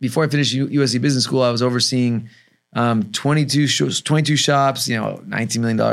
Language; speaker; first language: English; native; English